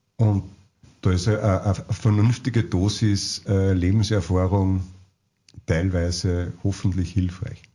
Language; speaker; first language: German; native; German